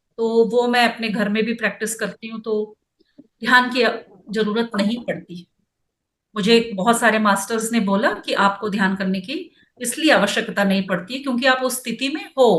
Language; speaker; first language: Hindi; non-native, local second language; Kannada